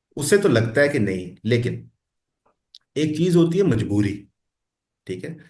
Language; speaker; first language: Urdu; non-native, local second language; Punjabi